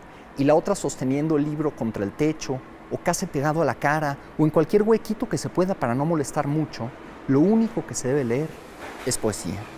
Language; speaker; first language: Spanish; native; Spanish